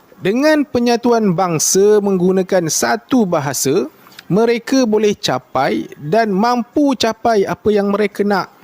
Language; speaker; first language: Malay; native; Malay